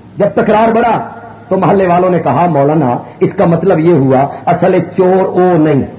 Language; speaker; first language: Urdu; non-native, local second language; Punjabi